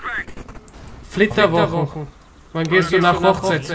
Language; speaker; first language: German; non-native, learner; Serbian